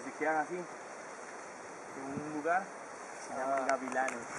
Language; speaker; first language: Spanish; native; Spanish